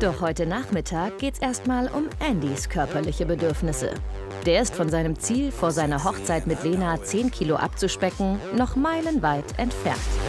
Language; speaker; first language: German; native; German